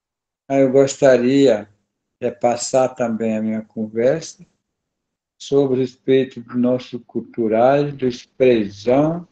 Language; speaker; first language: Portuguese; non-native, local second language; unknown